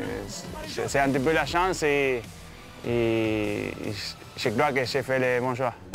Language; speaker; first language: French; non-native, fluent; Spanish